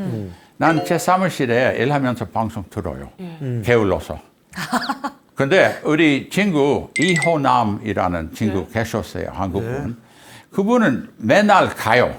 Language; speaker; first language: Korean; non-native, fluent; English